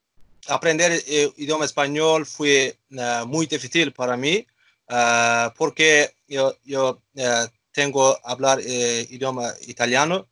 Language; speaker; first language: Spanish; non-native, learner; Azerbaijani